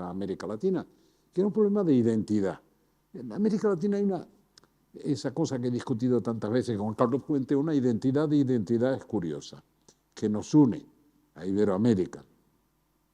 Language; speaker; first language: Spanish; native; Spanish